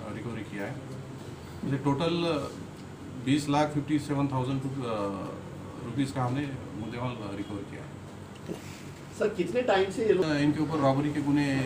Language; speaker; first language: Hindi; non-native, local second language; Marathi